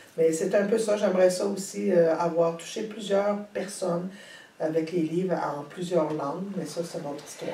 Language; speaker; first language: French; native; French